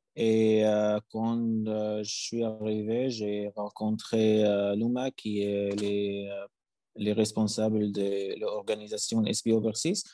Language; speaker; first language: French; non-native, learner; Arabic